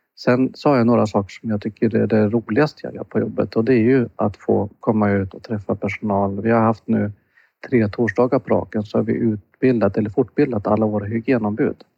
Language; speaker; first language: Swedish; native; Swedish